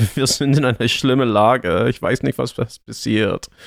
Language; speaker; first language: German; non-native, learner; English